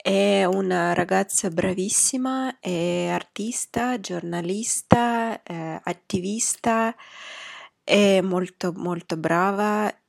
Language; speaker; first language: Italian; non-native, fluent; Russian